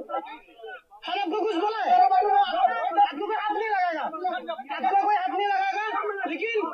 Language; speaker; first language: Hindi; non-native, learner; Bangla